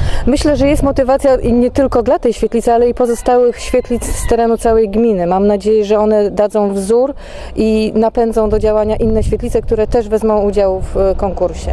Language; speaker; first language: Polish; native; Polish